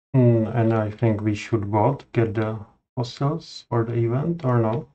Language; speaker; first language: English; non-native, fluent; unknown